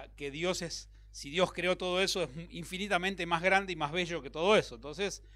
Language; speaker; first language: Spanish; native; Spanish